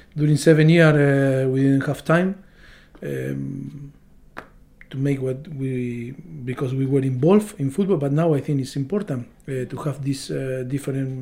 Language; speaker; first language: English; non-native, learner; Spanish